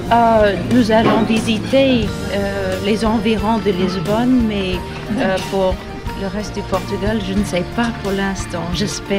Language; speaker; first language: French; non-native, fluent; English